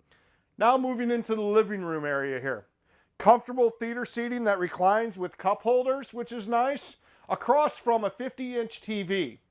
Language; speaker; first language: English; native; English